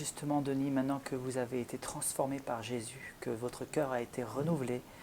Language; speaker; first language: French; native; French